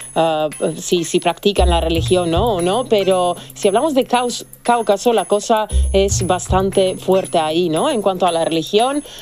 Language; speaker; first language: Spanish; non-native, fluent; Serbian